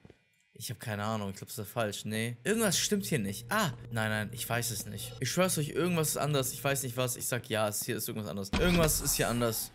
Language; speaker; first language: German; native; German